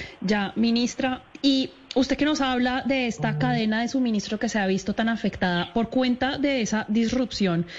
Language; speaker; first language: Spanish; native; Spanish